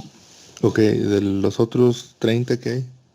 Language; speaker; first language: Spanish; native; Spanish